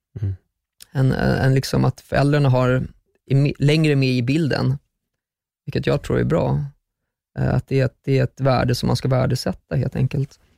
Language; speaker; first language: Swedish; early bilingual, other home language; German